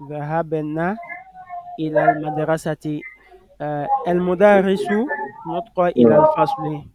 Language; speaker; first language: Arabic; non-native, fluent; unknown